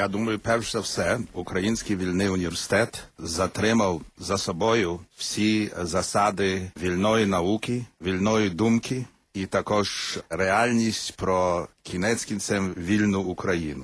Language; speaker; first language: Ukrainian; early bilingual, heritage; Ukrainian